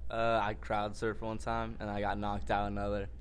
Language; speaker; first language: English; native; English